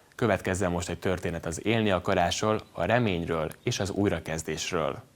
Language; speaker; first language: Hungarian; native; Hungarian